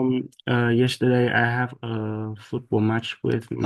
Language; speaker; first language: English; non-native, learner; Vietnamese